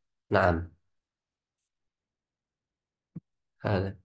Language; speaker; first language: Arabic; non-native, fluent; Indonesian